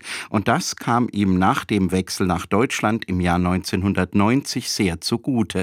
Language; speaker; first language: German; native; German